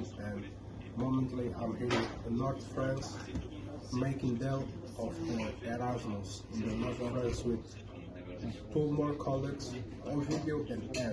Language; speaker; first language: English; non-native, learner; Portuguese